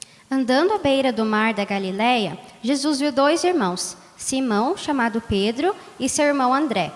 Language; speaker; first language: Portuguese; native; Portuguese